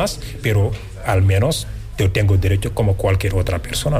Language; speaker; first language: Spanish; non-native, fluent; Wolof